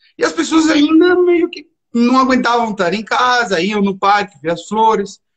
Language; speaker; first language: Portuguese; early bilingual, heritage; Portuguese